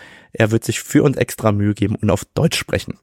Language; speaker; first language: German; native; German